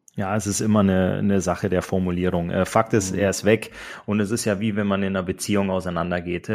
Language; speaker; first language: German; native; German